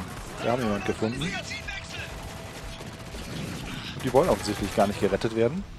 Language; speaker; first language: German; native; German